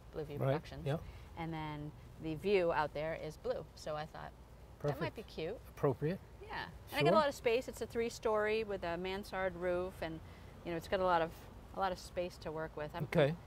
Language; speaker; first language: English; native; English